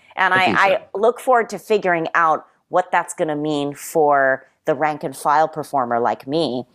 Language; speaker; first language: English; native; English